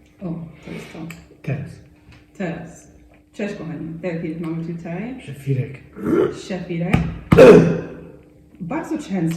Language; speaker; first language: Polish; non-native, fluent; English